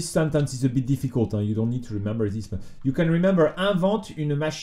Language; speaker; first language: English; non-native, fluent; French